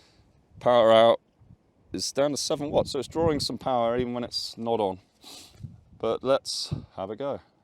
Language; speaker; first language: English; native; English